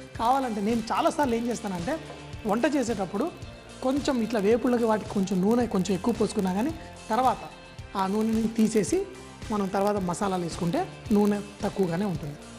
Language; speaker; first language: Telugu; native; Telugu